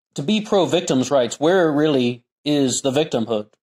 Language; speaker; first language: English; native; English